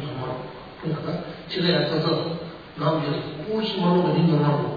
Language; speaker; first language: Russian; non-native, learner; Tibetan